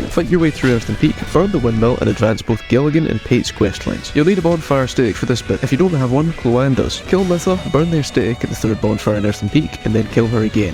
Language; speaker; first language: English; native; English